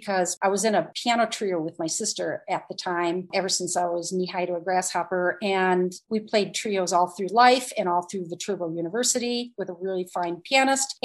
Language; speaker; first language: English; native; English